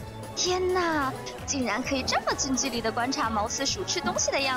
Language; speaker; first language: Chinese; native; Chinese